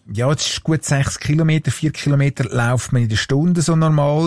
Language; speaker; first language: German; native; German